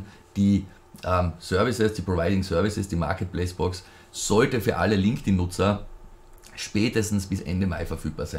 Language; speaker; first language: German; native; German